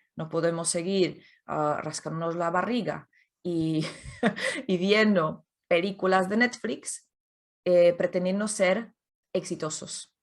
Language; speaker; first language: Spanish; non-native, fluent; Czech